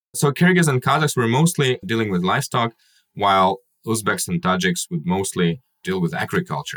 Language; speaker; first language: English; non-native, fluent; Kyrgyz